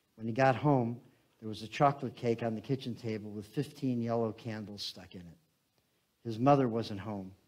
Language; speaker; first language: English; native; English